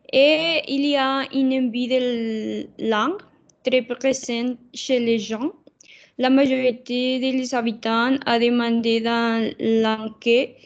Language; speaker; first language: French; non-native, learner; Spanish